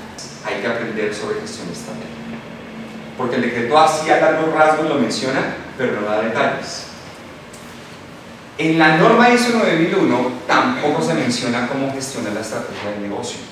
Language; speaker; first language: Spanish; native; Spanish